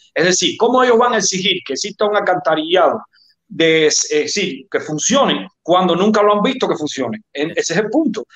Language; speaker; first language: Spanish; native; Spanish